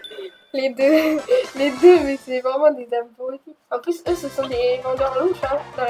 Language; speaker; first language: French; native; French